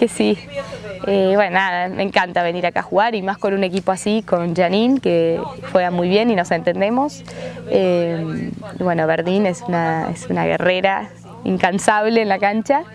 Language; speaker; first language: Spanish; native; Spanish